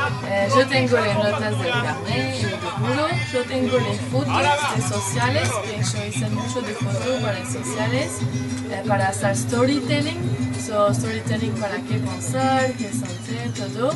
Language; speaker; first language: Spanish; non-native, learner; French